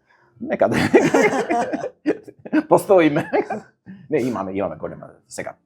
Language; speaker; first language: Macedonian; non-native, fluent; Albanian